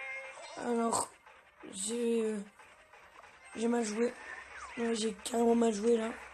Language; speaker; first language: French; native; French